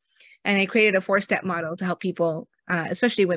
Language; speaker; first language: English; native; English